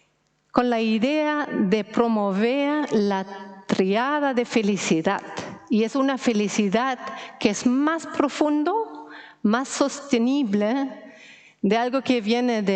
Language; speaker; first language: Spanish; non-native, fluent; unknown